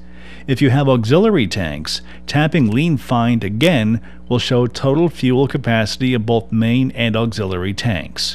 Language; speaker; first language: English; native; English